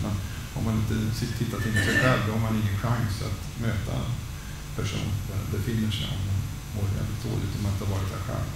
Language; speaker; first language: Swedish; native; Swedish